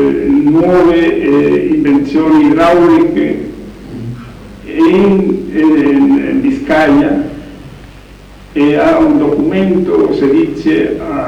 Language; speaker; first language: Italian; non-native, learner; Spanish